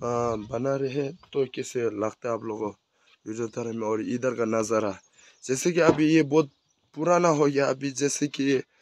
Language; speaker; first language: Hindi; non-native, local second language; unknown